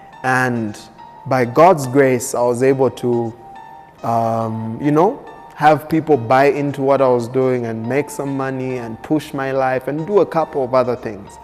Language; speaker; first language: English; non-native, local second language; Bemba